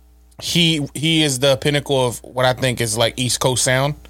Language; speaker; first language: English; native; English